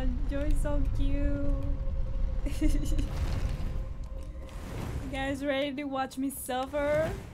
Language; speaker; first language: English; non-native, fluent; Portuguese